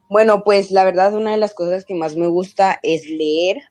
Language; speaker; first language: Spanish; native; Spanish